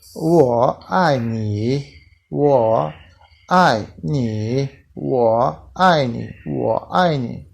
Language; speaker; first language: Chinese; non-native, fluent; Tajik